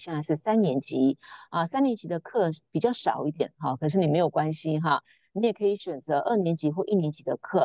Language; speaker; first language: Chinese; native; Chinese